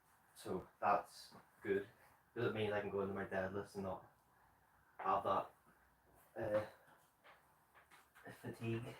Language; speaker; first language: English; native; English